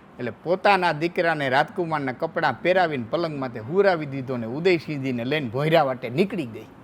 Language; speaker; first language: Gujarati; non-native, local second language; Kachhi